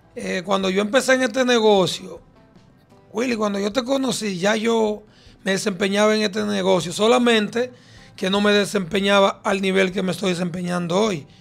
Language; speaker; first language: Spanish; native; Spanish